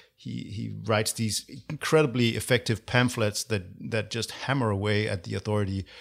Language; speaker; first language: English; non-native, fluent; Danish